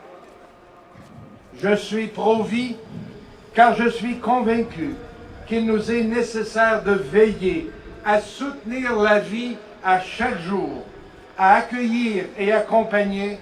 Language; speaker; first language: French; native; French